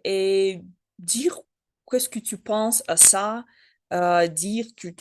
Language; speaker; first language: French; non-native, learner; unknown